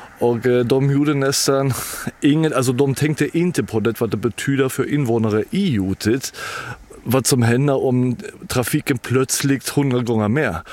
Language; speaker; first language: Swedish; non-native, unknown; German